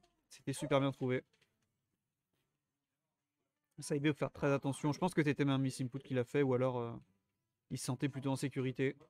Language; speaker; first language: French; native; French